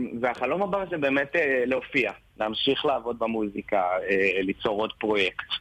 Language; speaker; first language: Hebrew; native; Hebrew